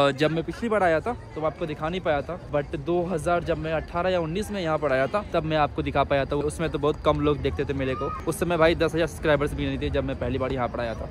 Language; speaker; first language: Hindi; native; Hindi